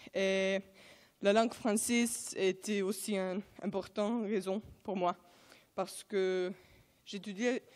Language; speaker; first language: French; non-native, learner; Finnish